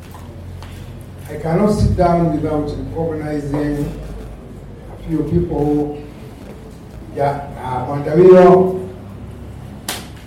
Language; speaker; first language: English; non-native, local second language; Kikuyu